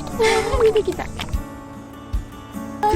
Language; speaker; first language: Japanese; native; Japanese